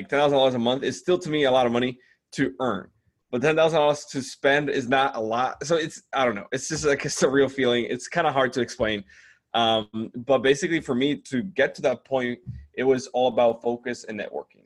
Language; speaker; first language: English; non-native, fluent; Spanish